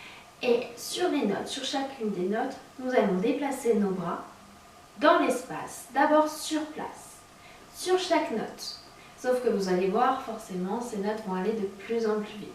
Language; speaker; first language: French; native; French